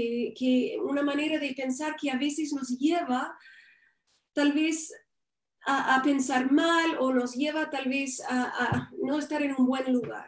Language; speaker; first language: Spanish; non-native, fluent; English